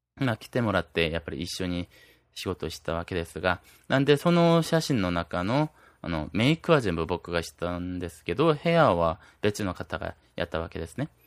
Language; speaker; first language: Japanese; non-native, fluent; Korean